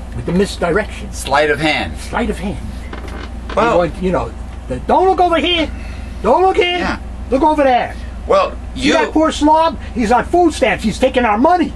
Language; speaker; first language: English; native; English